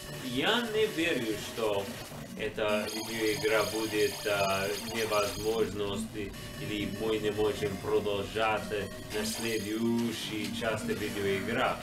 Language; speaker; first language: Russian; non-native, learner; English